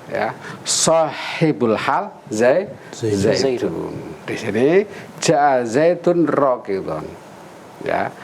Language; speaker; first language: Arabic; non-native, fluent; Indonesian